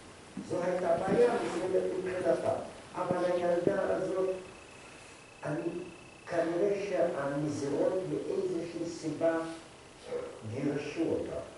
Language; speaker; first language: Hebrew; non-native, fluent; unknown